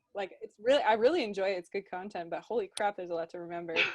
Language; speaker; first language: English; native; English